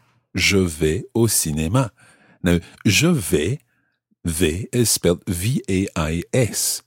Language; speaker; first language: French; non-native, fluent; English